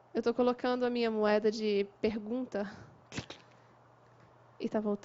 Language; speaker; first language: Portuguese; native; Portuguese